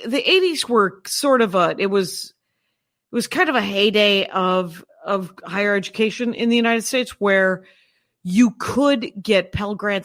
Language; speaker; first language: English; native; English